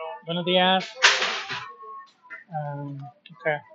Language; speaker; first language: Spanish; non-native, fluent; English